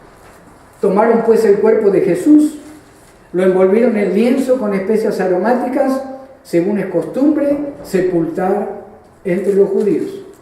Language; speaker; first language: Spanish; native; Spanish